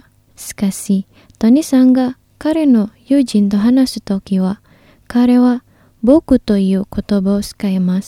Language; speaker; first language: Japanese; non-native, fluent; Indonesian